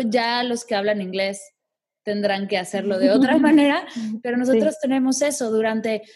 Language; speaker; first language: Spanish; native; Spanish